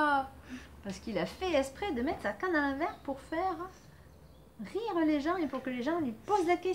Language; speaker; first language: French; native; French